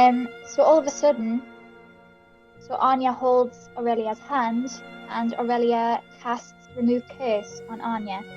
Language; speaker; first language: English; native; English